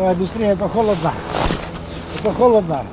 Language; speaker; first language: Russian; native; Russian